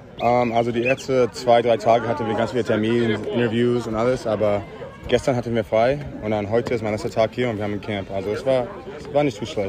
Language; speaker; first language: German; early bilingual, heritage; English